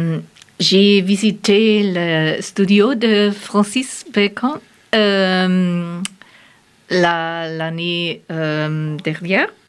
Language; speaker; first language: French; non-native, learner; German